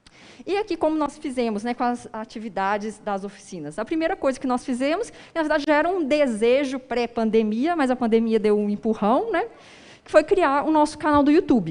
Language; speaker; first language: Portuguese; native; Portuguese